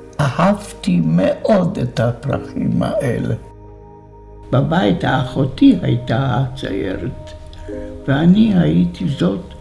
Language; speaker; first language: Hebrew; non-native, fluent; Polish